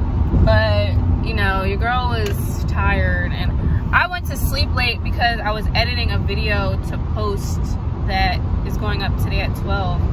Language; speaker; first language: English; native; English